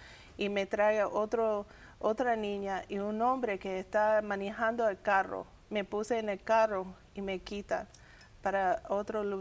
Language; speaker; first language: Spanish; early bilingual, heritage; English